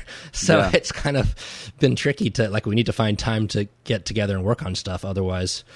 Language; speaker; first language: English; native; English